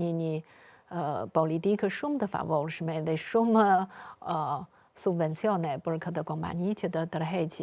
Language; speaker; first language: Albanian; non-native, fluent; Chinese